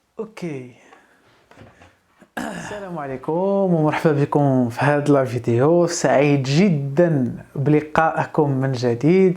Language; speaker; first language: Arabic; native; Arabic